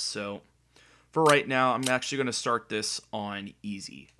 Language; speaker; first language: English; native; English